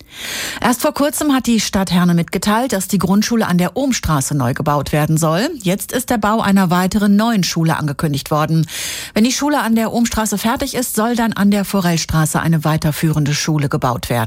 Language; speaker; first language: German; native; German